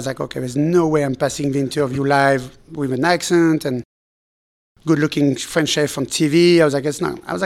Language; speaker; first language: English; non-native, fluent; French